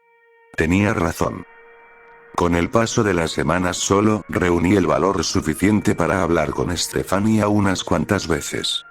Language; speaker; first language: Spanish; native; Spanish